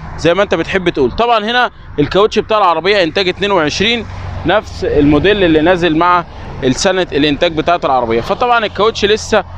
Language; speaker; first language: Egyptian Arabic; native; Egyptian Arabic